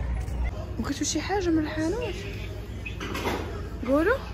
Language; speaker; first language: Arabic; native; Arabic